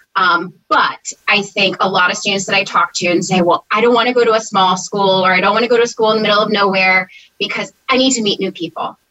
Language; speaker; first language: English; native; English